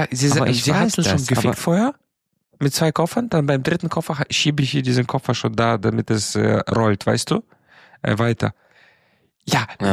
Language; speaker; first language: German; non-native, fluent; Romanian